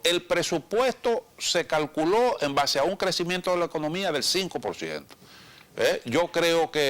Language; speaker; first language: Spanish; native; Spanish